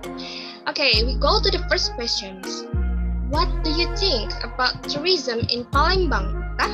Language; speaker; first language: English; non-native, learner; Indonesian